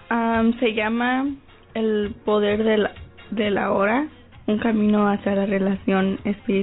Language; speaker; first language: Spanish; early bilingual, heritage; Spanish